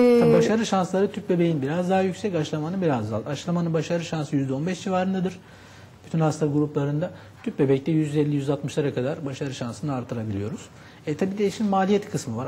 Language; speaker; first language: Turkish; native; Turkish